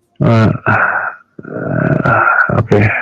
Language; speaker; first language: English; non-native, learner; Indonesian